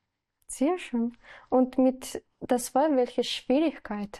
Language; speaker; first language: German; non-native, learner; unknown